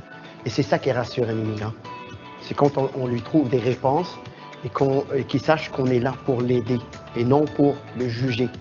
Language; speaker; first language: French; non-native, local second language; Arabic